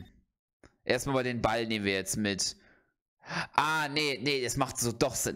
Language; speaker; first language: German; native; German